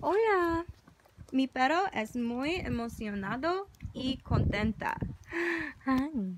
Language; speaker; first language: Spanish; non-native, learner; English